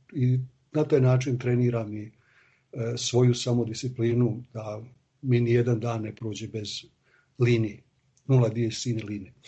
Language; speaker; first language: Serbian; native; Serbian